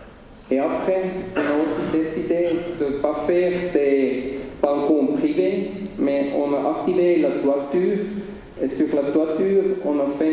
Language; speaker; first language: French; non-native, local second language; Swiss German